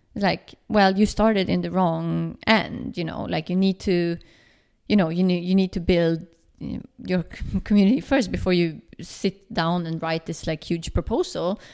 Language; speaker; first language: English; non-native, fluent; Swedish